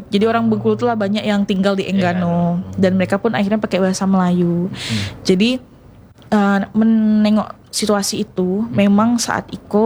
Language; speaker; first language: Indonesian; non-native, local second language; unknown